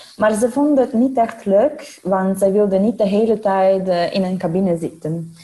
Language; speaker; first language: Dutch; non-native, fluent; Italian